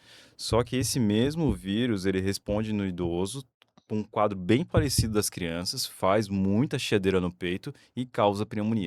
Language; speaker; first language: Portuguese; native; Portuguese